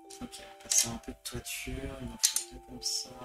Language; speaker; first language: French; native; French